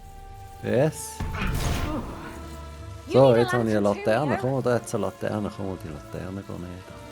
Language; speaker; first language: German; native; German